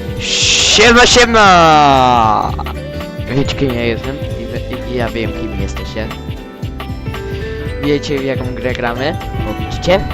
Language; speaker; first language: Polish; early bilingual, heritage; Polish